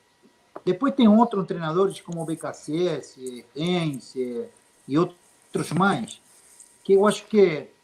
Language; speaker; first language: Portuguese; non-native, fluent; Spanish